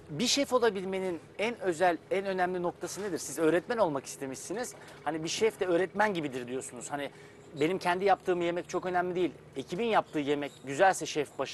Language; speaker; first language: Turkish; native; Turkish